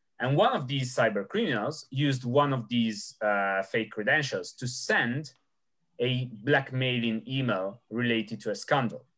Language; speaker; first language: English; non-native, fluent; Italian